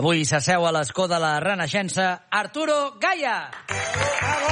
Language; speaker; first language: Catalan; native; Catalan